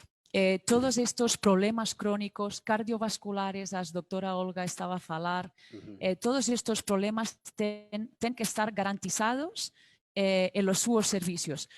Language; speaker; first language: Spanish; non-native, fluent; Portuguese